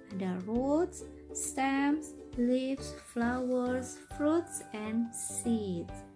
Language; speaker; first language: English; non-native, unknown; Indonesian